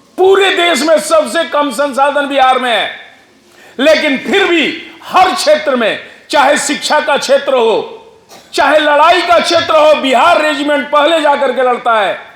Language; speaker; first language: Hindi; non-native, local second language; Bhojpuri